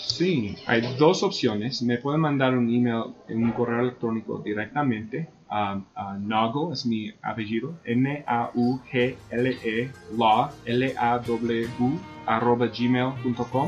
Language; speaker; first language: Spanish; non-native, fluent; English